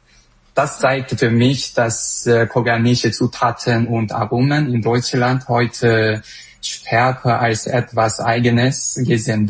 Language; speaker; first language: German; non-native, fluent; Korean